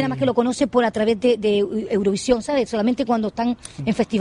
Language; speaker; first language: Spanish; native; Spanish